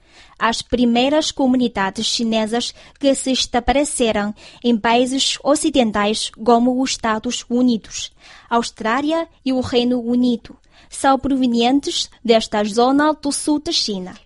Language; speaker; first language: Portuguese; non-native, fluent; Chinese